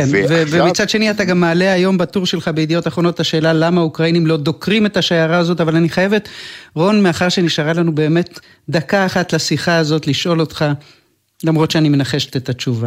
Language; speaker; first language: Hebrew; native; Hebrew